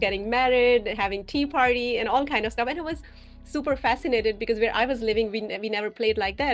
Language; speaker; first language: English; non-native, fluent; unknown